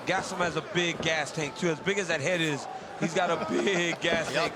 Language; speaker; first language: English; native; English